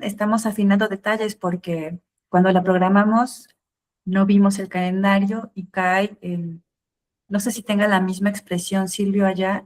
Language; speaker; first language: Spanish; native; Spanish